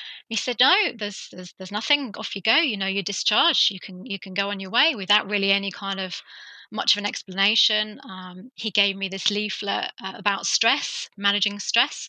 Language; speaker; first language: English; native; English